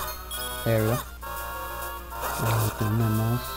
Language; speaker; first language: Spanish; early bilingual, heritage; Spanish